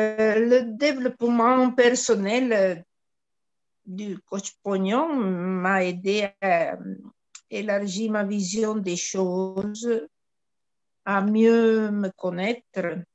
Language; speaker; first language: French; non-native, fluent; Italian